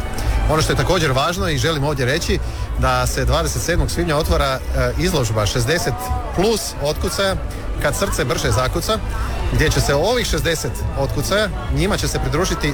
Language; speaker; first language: Serbian; native; Serbian